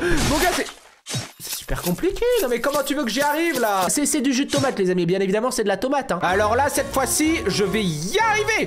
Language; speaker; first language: French; native; French